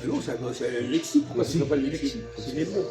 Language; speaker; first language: French; native; French